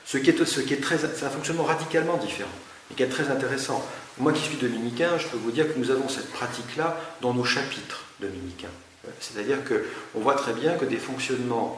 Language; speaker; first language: French; native; French